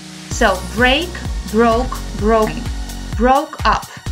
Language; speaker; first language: English; non-native, fluent; Ukrainian